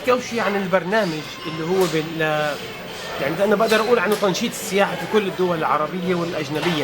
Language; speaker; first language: Arabic; native; Arabic